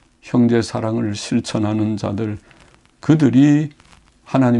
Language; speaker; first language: Korean; native; Korean